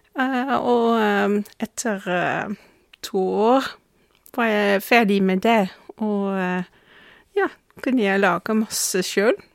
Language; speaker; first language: Norwegian; non-native, fluent; Dutch